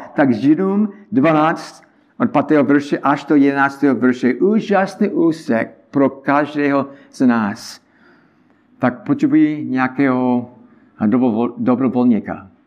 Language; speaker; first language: Czech; non-native, learner; English